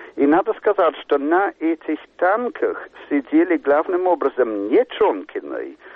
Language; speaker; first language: Russian; non-native, fluent; English